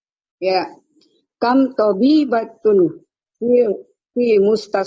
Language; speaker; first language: Arabic; non-native, learner; Indonesian